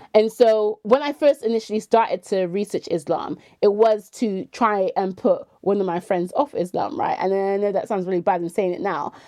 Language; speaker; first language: English; native; English